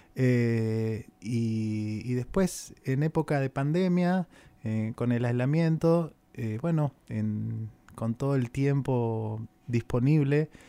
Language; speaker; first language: Spanish; native; Spanish